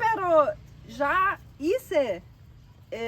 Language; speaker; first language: Spanish; non-native, fluent; German